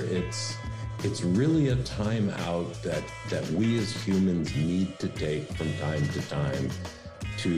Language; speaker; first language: English; native; English